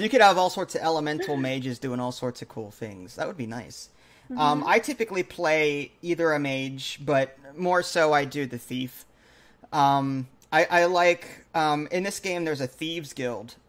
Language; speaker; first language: English; native; English